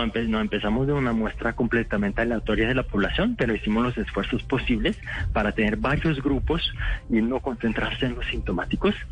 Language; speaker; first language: Spanish; non-native, fluent; French